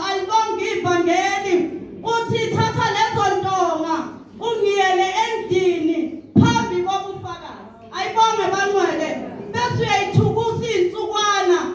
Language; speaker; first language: Zulu; non-native, local second language; Southern Sotho